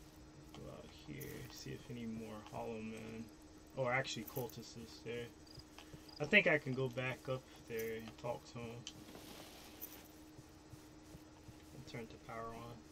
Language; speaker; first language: English; native; English